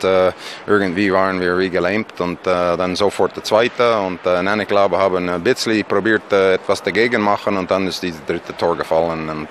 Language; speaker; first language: German; non-native, fluent; English